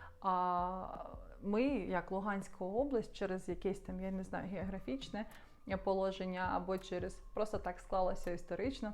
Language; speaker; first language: Ukrainian; non-native, local second language; Russian